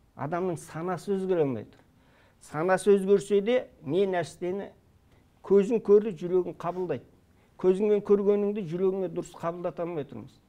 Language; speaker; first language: Kazakh; early bilingual, heritage; Kazakh